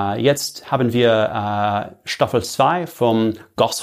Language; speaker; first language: German; non-native, learner; English